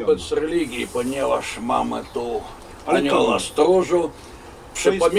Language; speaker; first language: Polish; non-native, fluent; Russian